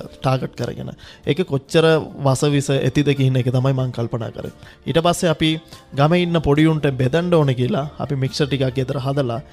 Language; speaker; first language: Sinhala; non-native, local second language; Tamil